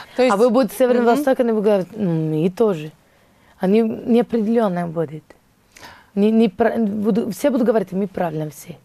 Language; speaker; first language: Russian; non-native, fluent; Portuguese